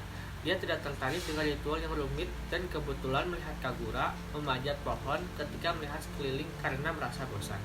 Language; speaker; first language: Indonesian; native; Indonesian